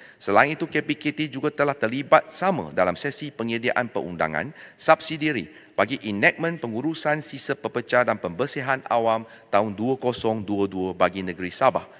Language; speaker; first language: Malay; non-native, local second language; Chinese